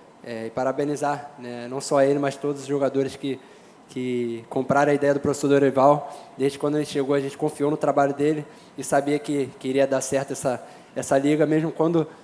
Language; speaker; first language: Portuguese; native; Portuguese